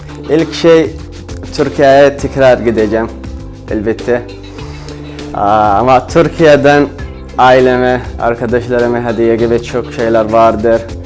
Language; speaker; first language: Turkish; non-native, learner; Arabic